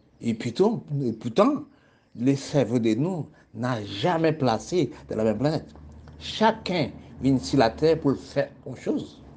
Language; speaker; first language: French; non-native, local second language; Haitian Creole